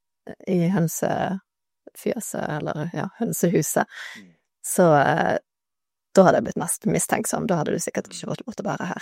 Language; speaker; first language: Norwegian; native; Norwegian